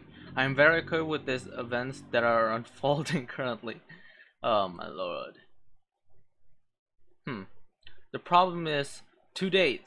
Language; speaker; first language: English; non-native, local second language; Filipino